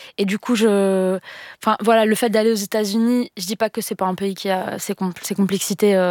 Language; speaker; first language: French; non-native, local second language; Arabic